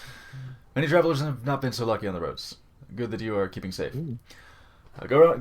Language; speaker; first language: English; native; English